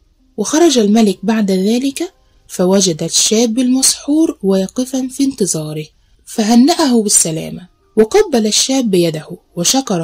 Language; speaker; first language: Arabic; native; Arabic